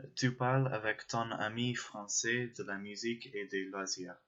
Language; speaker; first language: French; non-native, learner; English